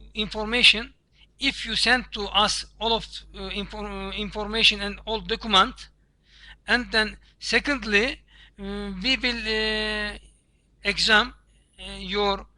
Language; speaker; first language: English; non-native, learner; Turkish